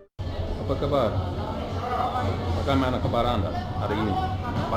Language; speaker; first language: Indonesian; non-native, learner; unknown